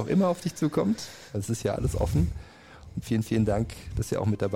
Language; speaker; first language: German; native; German